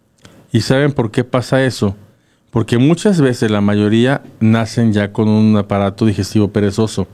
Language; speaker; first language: Spanish; native; Spanish